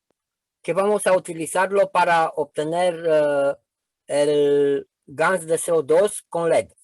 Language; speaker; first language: Spanish; non-native, fluent; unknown